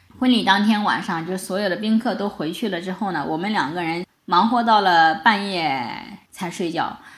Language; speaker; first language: Chinese; native; Chinese